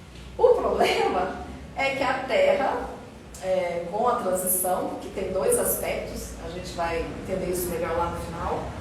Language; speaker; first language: Portuguese; native; Portuguese